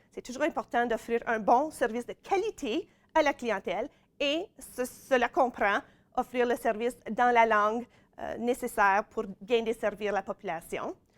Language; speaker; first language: French; native; French